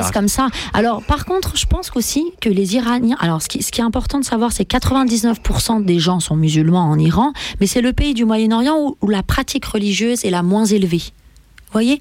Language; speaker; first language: French; early bilingual, other home language; Persian